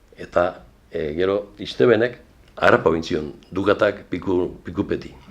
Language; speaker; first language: Basque; native; Basque